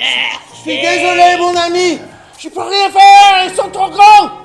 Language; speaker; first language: French; non-native, fluent; English